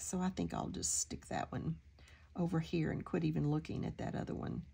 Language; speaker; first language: English; native; English